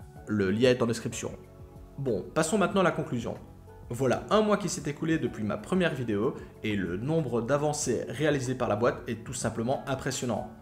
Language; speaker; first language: French; native; French